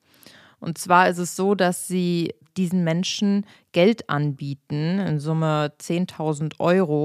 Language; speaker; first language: German; native; German